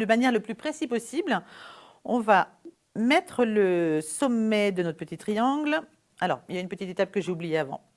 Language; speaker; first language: French; native; French